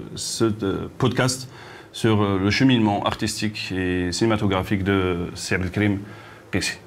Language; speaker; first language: French; non-native, local second language; Arabic